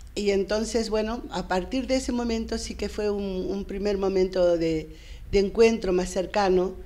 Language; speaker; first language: Spanish; native; Spanish